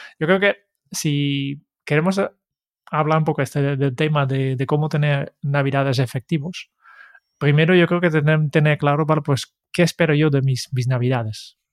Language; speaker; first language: Spanish; non-native, fluent; Dutch